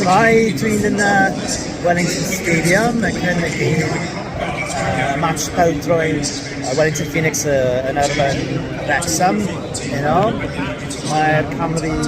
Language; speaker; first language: Welsh; non-native, learner; English